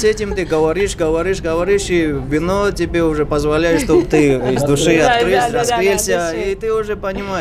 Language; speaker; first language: Russian; non-native, fluent; Georgian